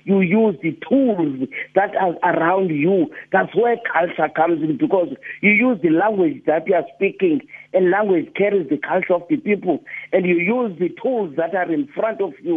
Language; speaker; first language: English; non-native, local second language; Xhosa